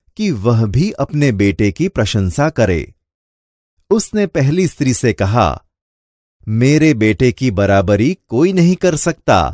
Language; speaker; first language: Hindi; non-native, local second language; Gujarati